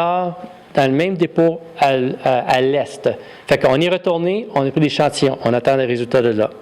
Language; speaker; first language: French; native; French